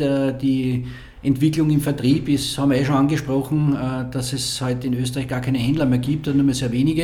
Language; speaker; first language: German; native; German